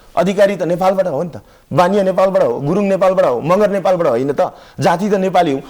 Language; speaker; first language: Nepali; native; Nepali